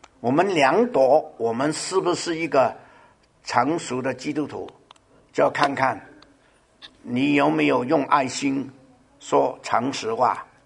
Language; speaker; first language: Chinese; non-native, local second language; Cantonese